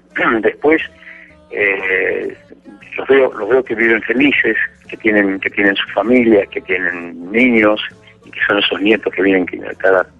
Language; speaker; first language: Spanish; native; Spanish